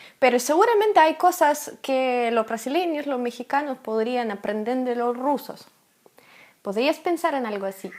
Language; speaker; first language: Spanish; non-native, fluent; Russian